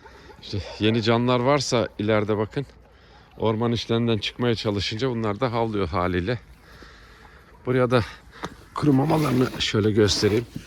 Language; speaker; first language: Turkish; native; Turkish